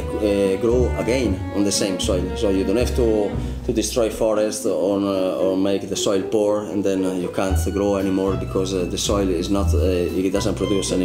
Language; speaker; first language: English; non-native, learner; Italian